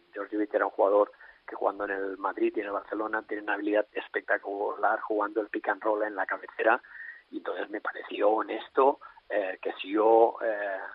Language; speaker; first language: Spanish; native; Spanish